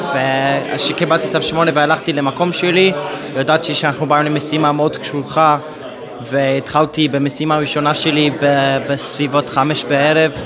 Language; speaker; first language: Hebrew; non-native, fluent; English